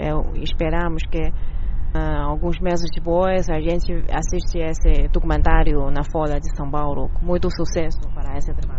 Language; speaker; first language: Portuguese; non-native, learner; Chinese